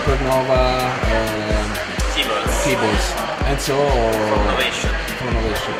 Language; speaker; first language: English; non-native, fluent; Italian